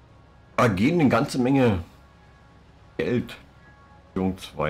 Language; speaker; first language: German; native; German